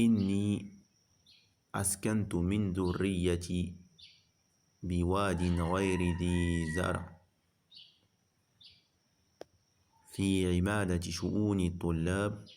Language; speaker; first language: Arabic; non-native, fluent; French